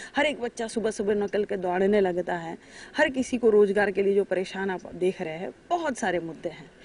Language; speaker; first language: Hindi; native; Hindi